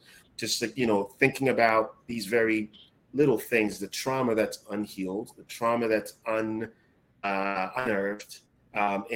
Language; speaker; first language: English; non-native, local second language; Akan